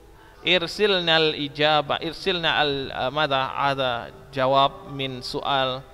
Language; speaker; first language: Arabic; non-native, fluent; Indonesian